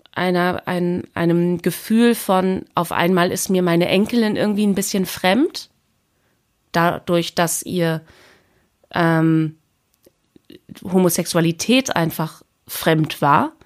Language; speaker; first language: German; native; German